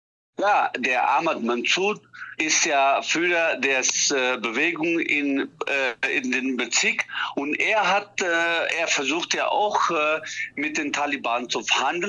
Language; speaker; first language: German; non-native, fluent; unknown